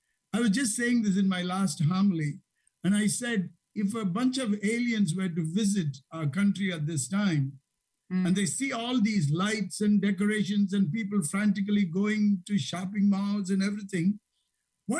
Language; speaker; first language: English; non-native, local second language; Tamil